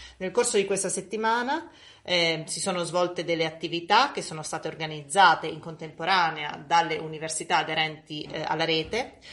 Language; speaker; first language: Italian; native; Italian